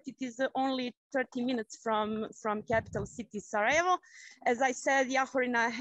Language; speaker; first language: English; non-native, fluent; Croatian